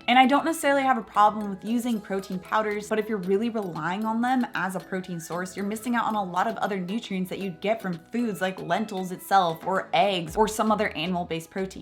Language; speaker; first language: English; native; English